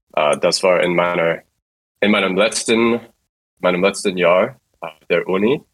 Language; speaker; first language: German; non-native, fluent; English